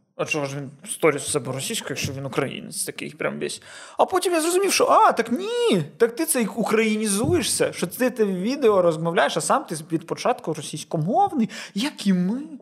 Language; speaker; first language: Ukrainian; non-native, local second language; Russian